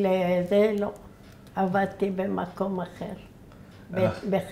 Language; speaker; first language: Hebrew; early bilingual, other home language; Arabic